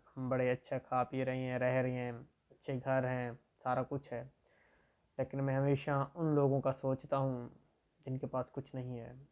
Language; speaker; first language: Urdu; non-native, local second language; Saraiki